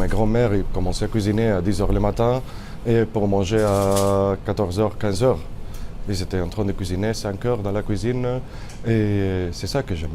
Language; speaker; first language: French; non-native, fluent; Spanish